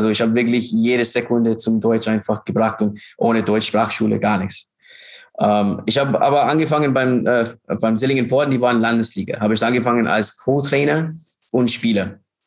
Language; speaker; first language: German; non-native, fluent; English